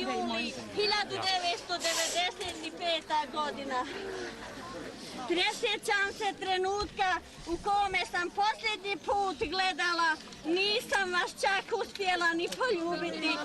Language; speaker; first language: Bosnian; native; Bosnian